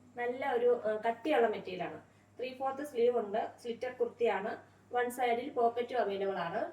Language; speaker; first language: Malayalam; native; Malayalam